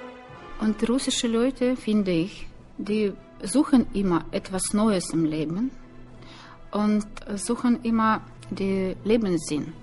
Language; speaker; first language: German; non-native, learner; Russian